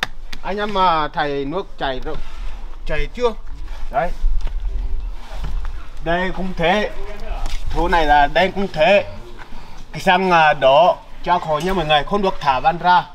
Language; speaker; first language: Vietnamese; non-native, learner; Portuguese